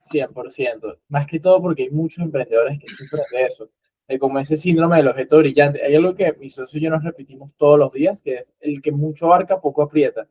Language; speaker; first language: Spanish; native; Spanish